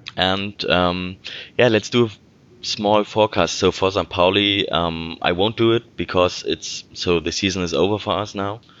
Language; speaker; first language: English; non-native, fluent; German